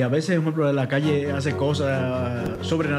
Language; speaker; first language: Spanish; native; Spanish